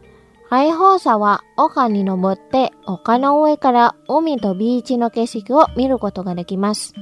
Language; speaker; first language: Japanese; non-native, fluent; Indonesian